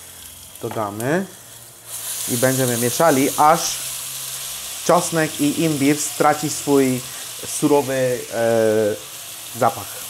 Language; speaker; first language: Polish; non-native, learner; Hindi